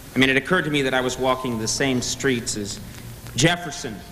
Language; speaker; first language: English; native; English